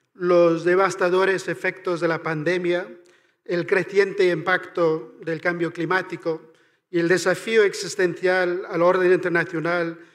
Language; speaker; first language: Spanish; non-native, fluent; Irish